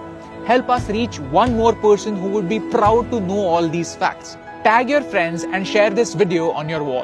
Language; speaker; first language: English; non-native, local second language; Hindi